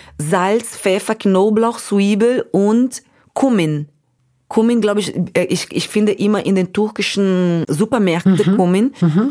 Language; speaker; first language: German; non-native, fluent; Portuguese